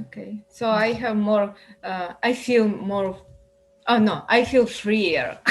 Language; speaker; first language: English; non-native, learner; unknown